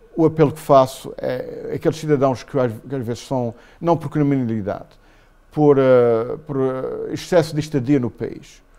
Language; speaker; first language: Portuguese; native; Portuguese